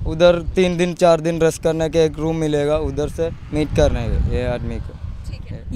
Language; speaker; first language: Hindi; non-native, local second language; Malayalam